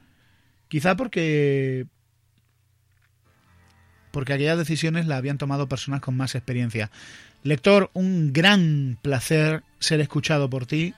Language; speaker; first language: Spanish; native; Spanish